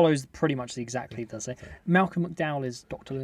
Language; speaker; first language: English; native; English